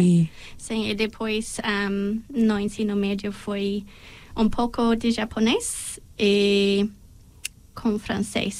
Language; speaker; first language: Portuguese; non-native, fluent; English